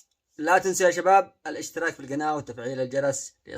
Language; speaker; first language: Arabic; native; Arabic